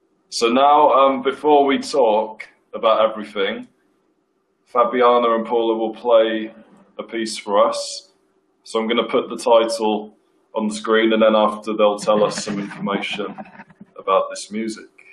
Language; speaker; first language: English; native; English